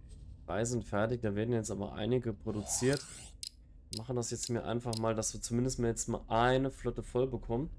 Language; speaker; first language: German; native; German